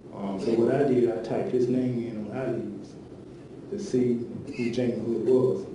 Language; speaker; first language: English; native; English